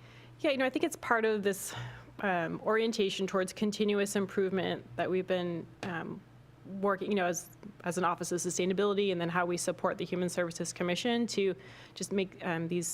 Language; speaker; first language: English; native; English